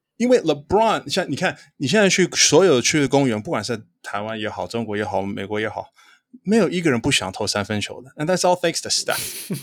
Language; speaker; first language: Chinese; early bilingual, heritage; Chinese